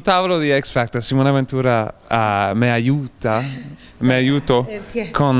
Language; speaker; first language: Italian; non-native, learner; English